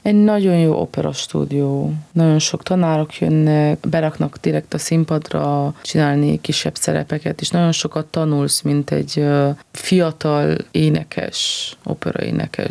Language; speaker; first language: Hungarian; non-native, fluent; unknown